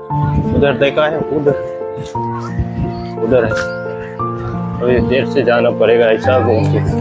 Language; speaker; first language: Hindi; non-native, local second language; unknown